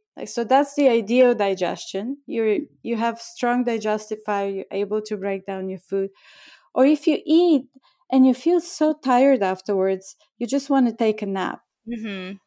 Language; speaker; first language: English; non-native, fluent; Bulgarian